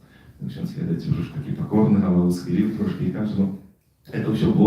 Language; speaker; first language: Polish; non-native, learner; Russian